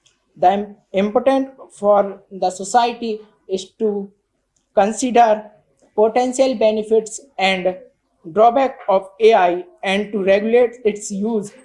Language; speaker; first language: English; non-native, learner; Hindi